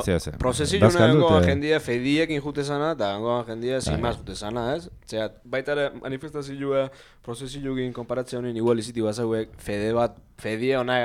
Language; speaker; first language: Basque; native; Basque